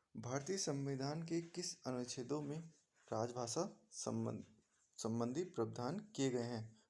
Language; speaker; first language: Hindi; native; Hindi